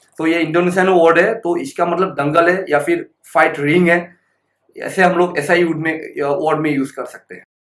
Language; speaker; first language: Hindi; non-native, local second language; Assamese